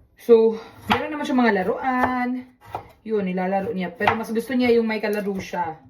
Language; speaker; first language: Filipino; non-native, local second language; Cebuano